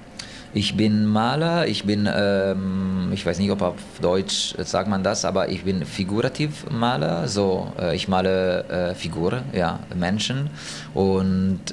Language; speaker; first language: German; non-native, fluent; Italian